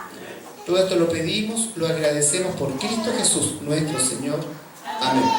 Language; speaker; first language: Spanish; native; Spanish